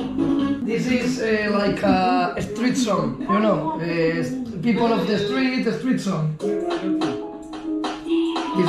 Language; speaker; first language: English; non-native, learner; Spanish